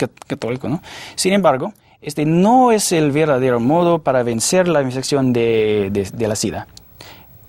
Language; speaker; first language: Spanish; non-native, fluent; English